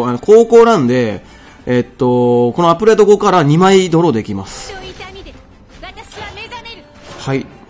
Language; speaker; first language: Japanese; native; Japanese